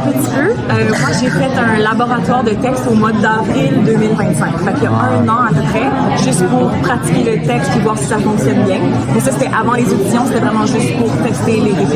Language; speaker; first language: French; native; French